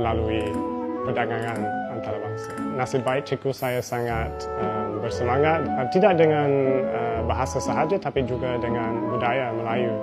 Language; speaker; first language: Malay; non-native, fluent; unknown